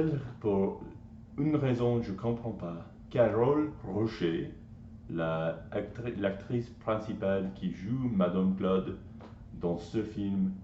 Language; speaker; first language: French; non-native, learner; English